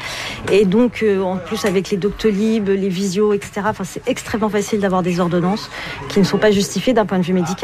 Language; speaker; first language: French; native; French